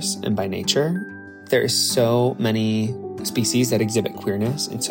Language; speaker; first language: English; native; English